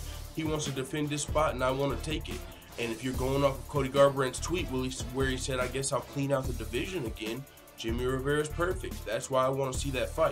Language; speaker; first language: English; native; English